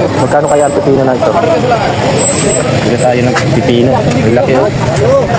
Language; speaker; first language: Filipino; non-native, local second language; Pampanga